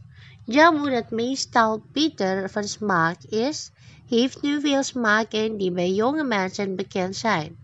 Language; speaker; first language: Dutch; non-native, fluent; Indonesian